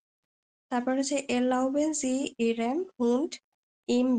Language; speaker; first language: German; non-native, learner; Bangla